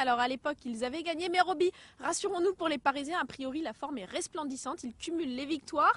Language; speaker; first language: French; native; French